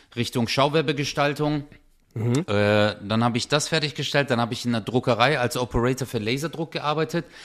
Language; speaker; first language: German; early bilingual, other home language; Turkish